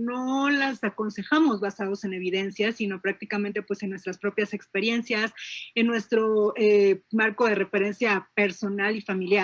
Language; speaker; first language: Spanish; native; Spanish